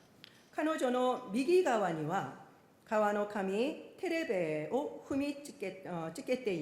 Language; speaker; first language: Japanese; non-native, fluent; Korean